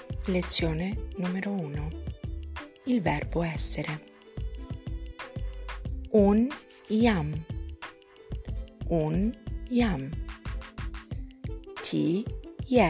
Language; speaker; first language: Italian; non-native, fluent; Albanian